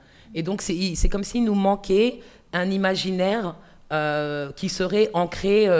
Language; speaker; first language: French; native; French